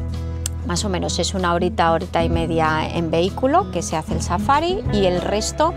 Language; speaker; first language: Spanish; native; Spanish